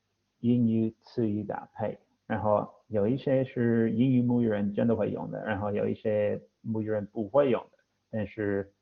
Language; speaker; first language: Chinese; non-native, fluent; English